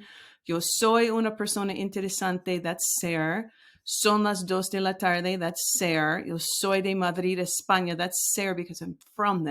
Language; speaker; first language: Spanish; non-native, fluent; English